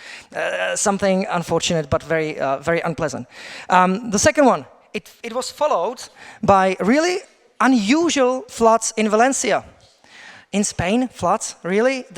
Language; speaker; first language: English; non-native, fluent; Czech